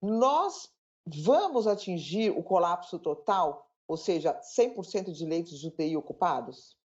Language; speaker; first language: Portuguese; native; Portuguese